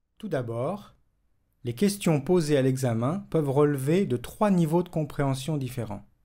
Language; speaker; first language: French; native; French